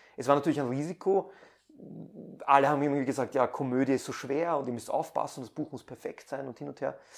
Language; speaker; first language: German; early bilingual, other home language; Persian